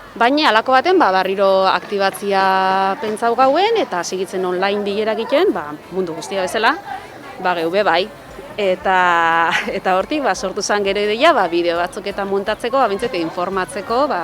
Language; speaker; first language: Basque; native; Basque